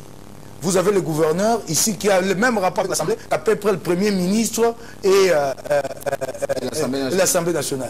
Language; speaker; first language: French; non-native, local second language; Lingala